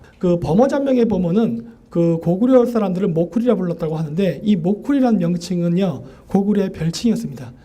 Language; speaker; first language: Korean; native; Korean